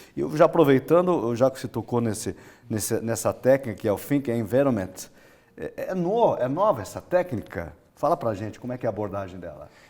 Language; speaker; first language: Portuguese; native; Portuguese